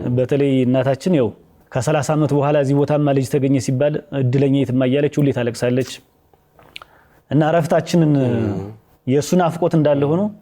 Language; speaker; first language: Amharic; native; Amharic